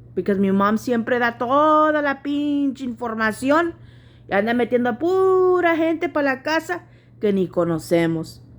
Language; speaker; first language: Spanish; early bilingual, heritage; Spanish